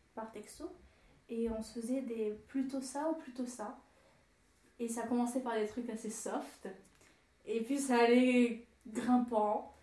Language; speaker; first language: French; early bilingual, other home language; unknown